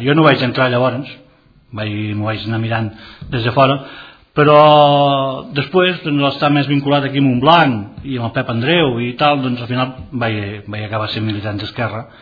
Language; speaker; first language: Catalan; non-native, local second language; Spanish